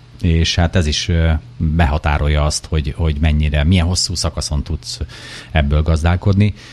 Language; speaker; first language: Hungarian; native; Hungarian